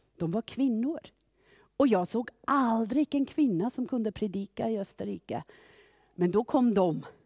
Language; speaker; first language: Swedish; non-native, fluent; German